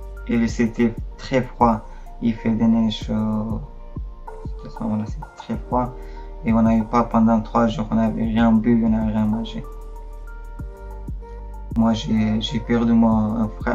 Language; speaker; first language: French; non-native, learner; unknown